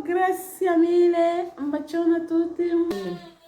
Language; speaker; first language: Italian; non-native, learner; Igbo